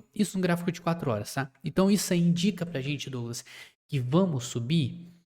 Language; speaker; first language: Portuguese; native; Portuguese